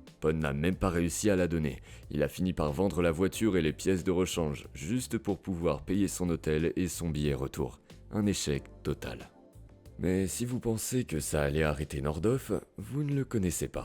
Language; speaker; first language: French; native; French